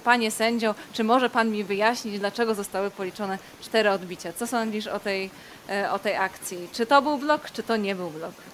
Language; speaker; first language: Polish; native; Polish